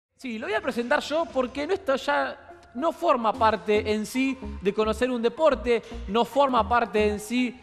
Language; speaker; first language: Spanish; native; Spanish